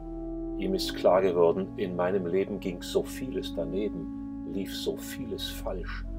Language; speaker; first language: German; native; German